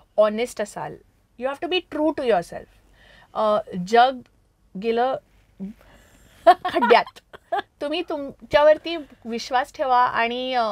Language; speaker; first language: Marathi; early bilingual, heritage; Marathi